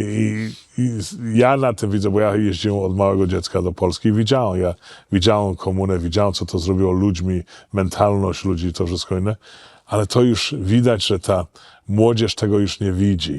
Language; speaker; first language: Polish; early bilingual, heritage; Polish